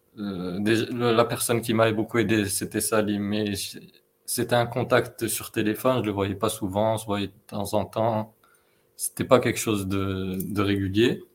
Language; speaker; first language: French; non-native, local second language; Arabic